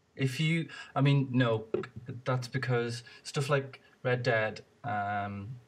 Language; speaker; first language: English; native; English